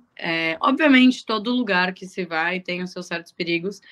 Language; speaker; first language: Portuguese; native; Portuguese